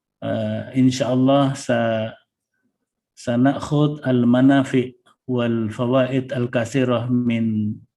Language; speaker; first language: Arabic; non-native, fluent; Indonesian